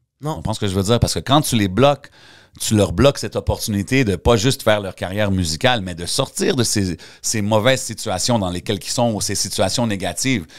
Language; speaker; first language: French; early bilingual, heritage; French